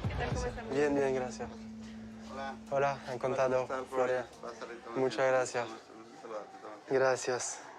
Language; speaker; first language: Spanish; non-native, learner; French